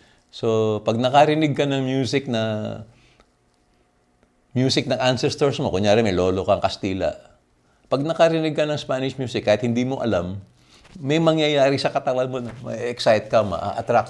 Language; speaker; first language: English; non-native, local second language; Filipino